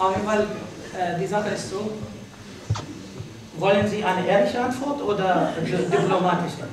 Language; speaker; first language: German; non-native, fluent; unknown